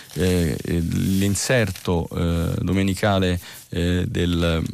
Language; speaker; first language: Italian; native; Italian